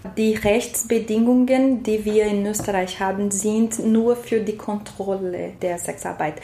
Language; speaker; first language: German; non-native, learner; Portuguese